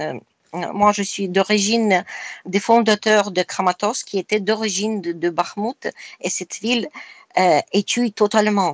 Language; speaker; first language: French; non-native, fluent; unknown